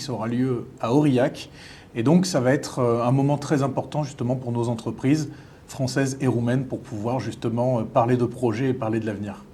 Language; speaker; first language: French; native; French